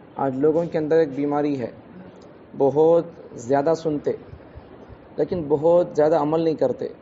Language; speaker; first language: Urdu; native; Urdu